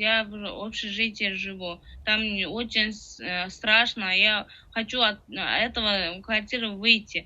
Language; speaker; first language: Russian; non-native, learner; Tajik